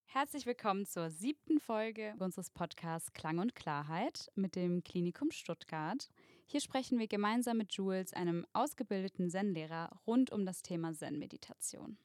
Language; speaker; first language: German; native; German